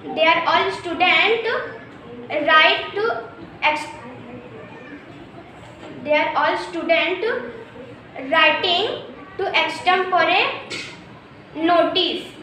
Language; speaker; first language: English; non-native, learner; Hindi